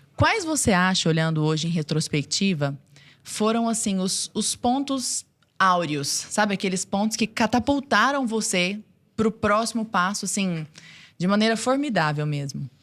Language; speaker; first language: Portuguese; native; Portuguese